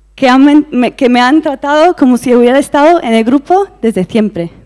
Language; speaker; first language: Spanish; non-native, fluent; English